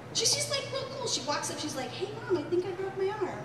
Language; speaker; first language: English; native; English